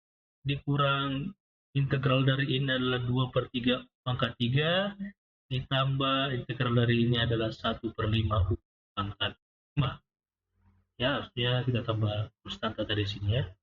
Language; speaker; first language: Indonesian; native; Indonesian